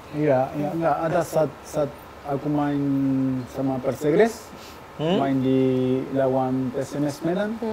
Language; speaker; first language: Indonesian; non-native, fluent; Spanish